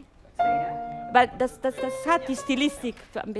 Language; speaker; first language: German; non-native, fluent; Bulgarian